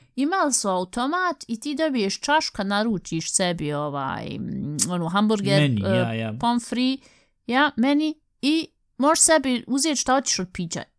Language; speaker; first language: Bosnian; early bilingual, heritage; Bosnian